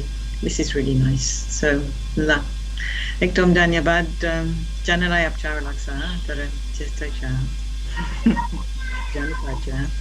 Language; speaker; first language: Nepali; non-native, learner; English